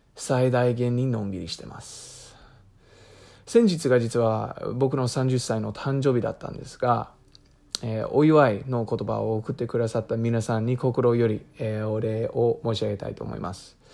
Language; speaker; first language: Japanese; non-native, fluent; English